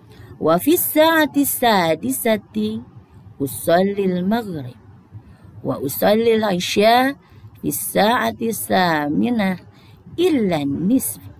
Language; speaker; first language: Arabic; non-native, fluent; Indonesian